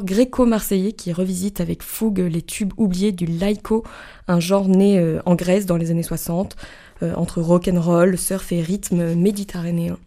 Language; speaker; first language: French; native; French